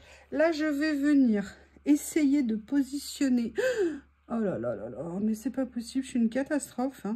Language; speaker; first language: French; native; French